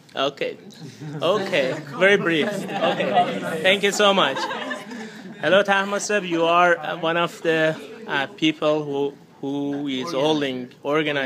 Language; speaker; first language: English; non-native, fluent; Persian